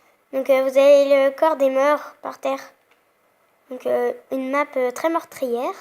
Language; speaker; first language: French; native; French